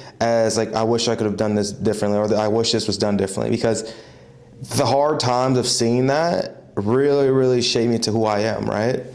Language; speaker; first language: English; native; English